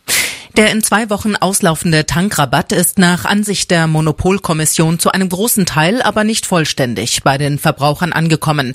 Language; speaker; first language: German; native; German